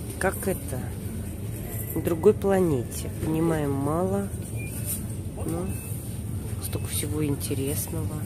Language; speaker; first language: Russian; native; Russian